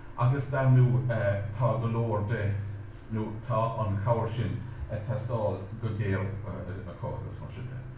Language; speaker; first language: Irish; native; Irish